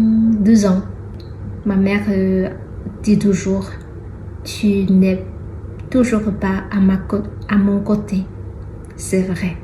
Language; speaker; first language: French; non-native, fluent; Chinese